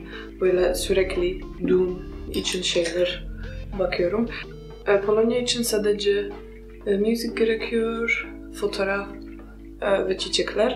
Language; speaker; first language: Turkish; non-native, fluent; Polish